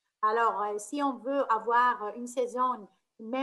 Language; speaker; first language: French; non-native, fluent; Greek